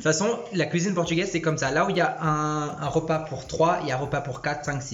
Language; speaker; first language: French; early bilingual, other home language; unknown